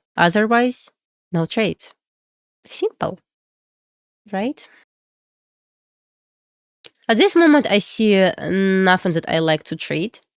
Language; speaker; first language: English; non-native, fluent; Russian